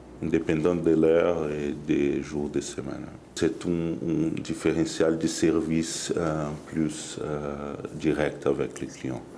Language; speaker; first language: French; non-native, learner; Portuguese